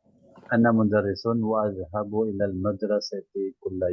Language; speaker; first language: Arabic; non-native, learner; Indonesian